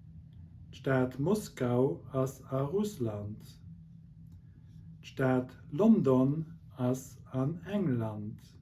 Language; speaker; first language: German; non-native, local second language; Luxembourgish